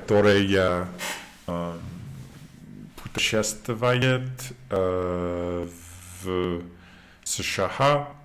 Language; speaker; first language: Russian; non-native, learner; English